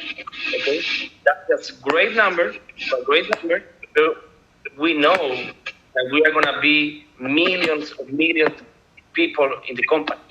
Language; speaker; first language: English; non-native, learner; Spanish